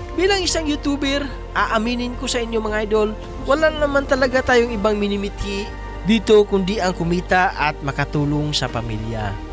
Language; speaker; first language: Filipino; non-native, local second language; Cebuano